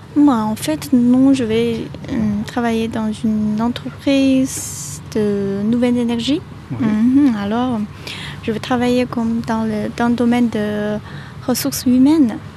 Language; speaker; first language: French; non-native, fluent; Chinese